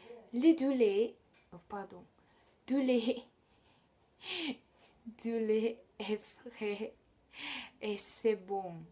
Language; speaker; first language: French; non-native, learner; Indonesian